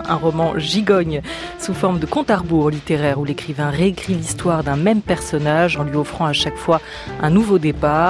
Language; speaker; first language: French; native; French